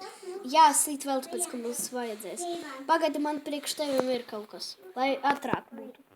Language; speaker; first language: Latvian; non-native, local second language; Russian